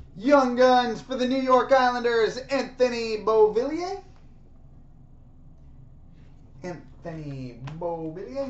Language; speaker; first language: English; native; English